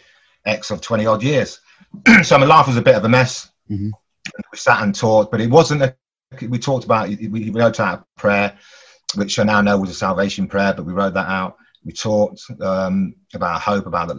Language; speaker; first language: English; native; English